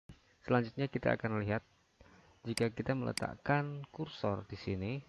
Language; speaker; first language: Indonesian; native; Indonesian